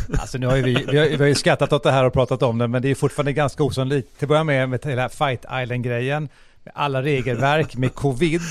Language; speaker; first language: Swedish; native; Swedish